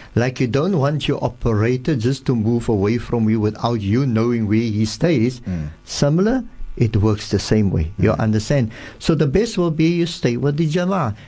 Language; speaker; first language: English; early bilingual, other home language; Afrikaans